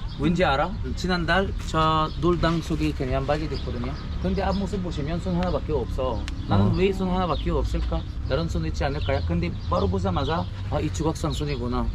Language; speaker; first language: Korean; non-native, fluent; Arabic